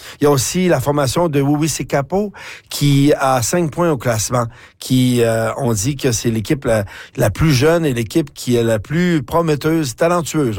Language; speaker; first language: French; native; French